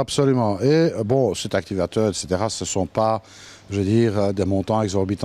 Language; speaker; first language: French; native; French